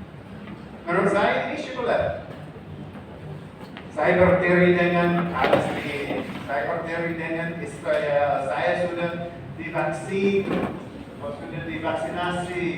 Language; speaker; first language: Indonesian; non-native, fluent; English